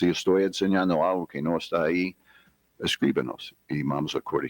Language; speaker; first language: Spanish; non-native, fluent; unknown